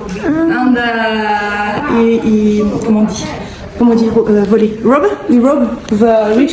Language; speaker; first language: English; non-native, learner; French